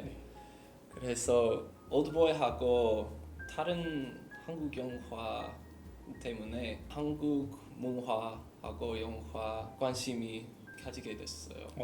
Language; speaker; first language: Korean; non-native, learner; English